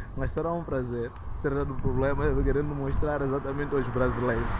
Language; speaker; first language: Portuguese; non-native, local second language; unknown